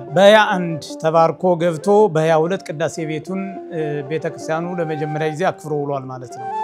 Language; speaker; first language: Amharic; native; Amharic